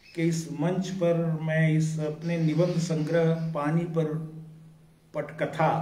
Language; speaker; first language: Hindi; native; Hindi